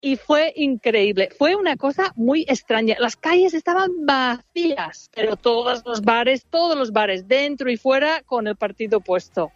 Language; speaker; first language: Spanish; non-native, fluent; English